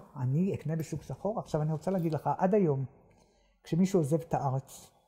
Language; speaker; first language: Hebrew; native; Hebrew